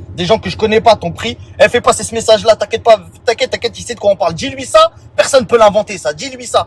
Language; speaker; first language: French; native; French